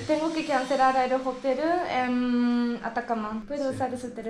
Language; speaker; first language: Spanish; non-native, fluent; Japanese